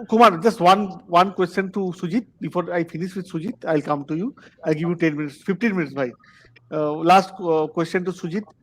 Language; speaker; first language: English; non-native, local second language; Bangla